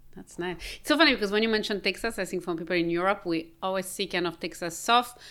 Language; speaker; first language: English; non-native, fluent; French